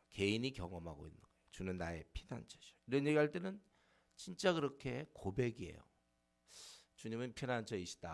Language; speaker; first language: Korean; native; Korean